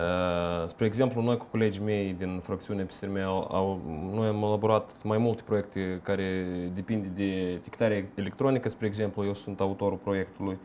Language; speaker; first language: Romanian; non-native, local second language; Russian